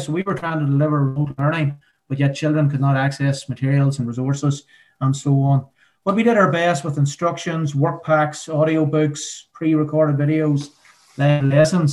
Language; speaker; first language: English; native; English